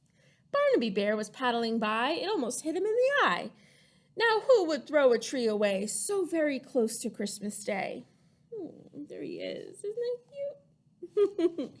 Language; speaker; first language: English; native; English